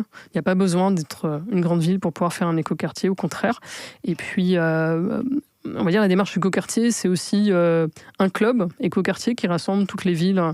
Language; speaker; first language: French; native; French